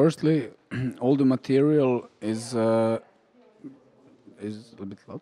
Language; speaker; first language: English; non-native, learner; Croatian